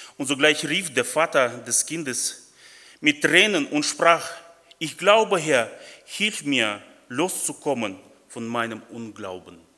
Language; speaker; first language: German; non-native, fluent; Russian